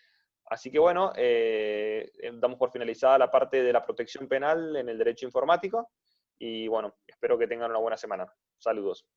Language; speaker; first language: Spanish; native; Spanish